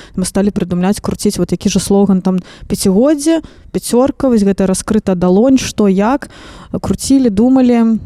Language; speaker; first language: Belarusian; native; Belarusian